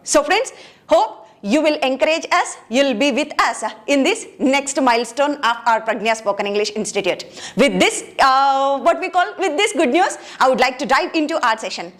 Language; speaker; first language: English; non-native, local second language; Telugu